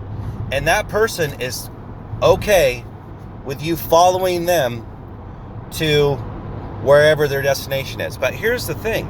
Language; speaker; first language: English; native; English